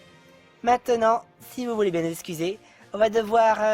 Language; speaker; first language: French; native; French